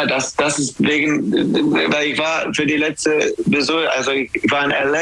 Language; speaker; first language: German; non-native, learner; English